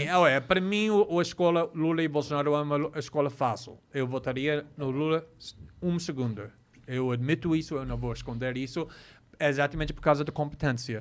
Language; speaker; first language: Portuguese; non-native, fluent; English